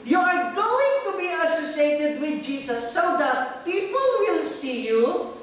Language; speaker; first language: English; non-native, local second language; Filipino